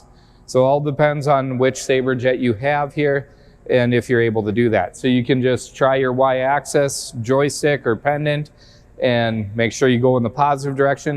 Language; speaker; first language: English; native; English